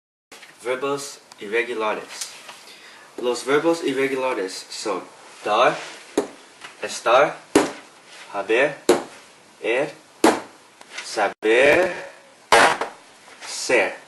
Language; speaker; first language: Spanish; non-native, learner; English